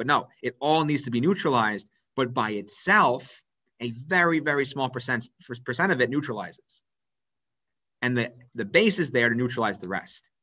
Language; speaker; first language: English; native; English